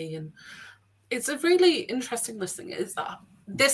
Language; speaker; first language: English; native; English